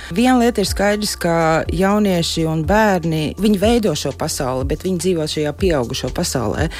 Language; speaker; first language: Latvian; native; Latvian